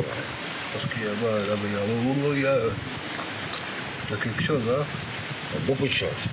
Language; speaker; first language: French; non-native, learner; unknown